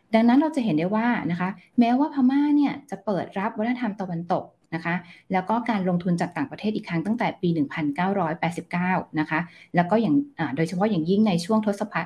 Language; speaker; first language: Thai; native; Thai